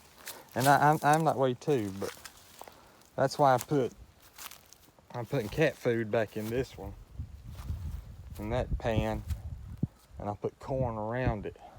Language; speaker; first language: English; native; English